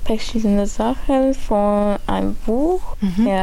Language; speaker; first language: German; non-native, learner; Armenian